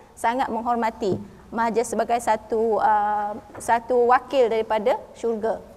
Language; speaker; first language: Malay; native; Malay